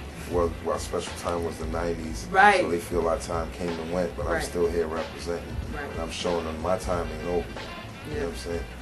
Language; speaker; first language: English; native; English